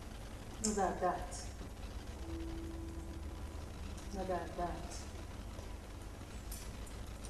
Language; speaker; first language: Russian; non-native, fluent; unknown